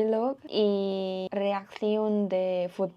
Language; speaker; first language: Spanish; non-native, learner; Korean